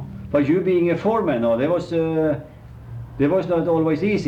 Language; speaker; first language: English; non-native, fluent; Swedish